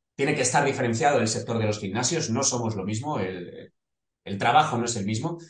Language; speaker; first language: Spanish; native; Spanish